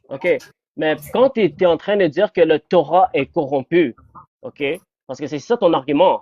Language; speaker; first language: French; non-native, fluent; English